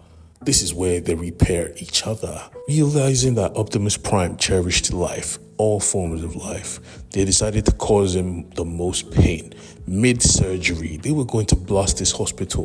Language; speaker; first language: English; native; English